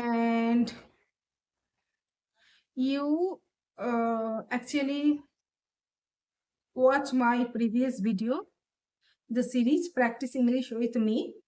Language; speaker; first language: English; non-native, learner; Bangla